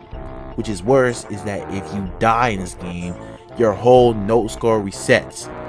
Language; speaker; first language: English; native; English